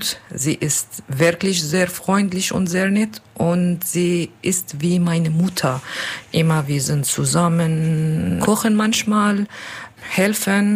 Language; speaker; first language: German; non-native, learner; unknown